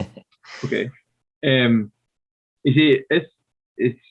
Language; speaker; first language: Spanish; non-native, fluent; English